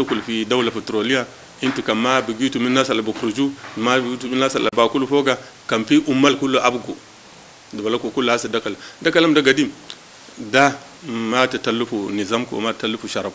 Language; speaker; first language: Arabic; non-native, local second language; Hausa